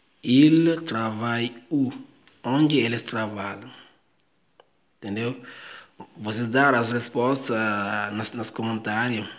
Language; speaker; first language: Portuguese; non-native, fluent; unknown